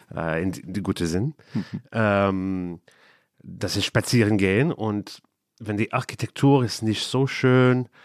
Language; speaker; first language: German; non-native, learner; English